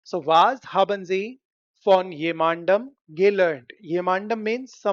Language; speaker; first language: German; non-native, fluent; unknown